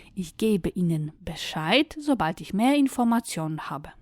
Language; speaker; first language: German; non-native, fluent; Polish